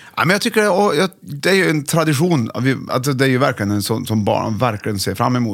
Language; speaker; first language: Swedish; native; Swedish